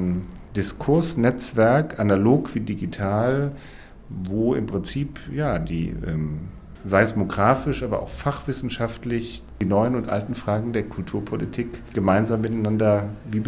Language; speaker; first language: German; native; German